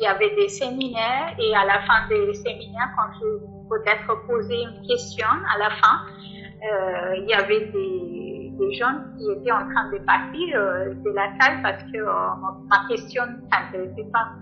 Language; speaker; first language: French; non-native, fluent; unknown